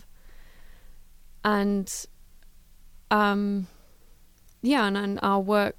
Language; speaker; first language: English; native; English